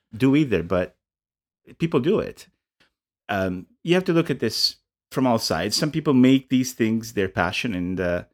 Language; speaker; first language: English; non-native, fluent; Italian